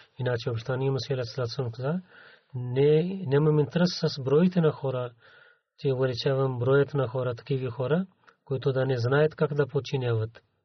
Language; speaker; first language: Bulgarian; non-native, learner; Urdu